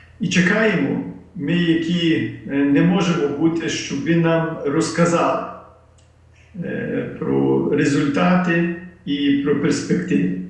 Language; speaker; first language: Ukrainian; early bilingual, heritage; Ukrainian